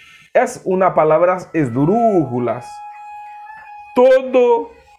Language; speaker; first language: Spanish; non-native, learner; Haitian Creole